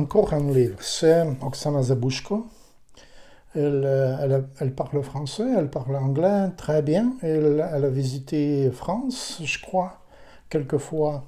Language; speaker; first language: French; non-native, learner; Ukrainian